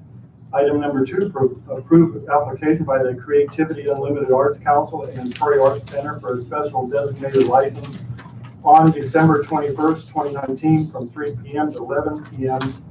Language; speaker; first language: English; native; English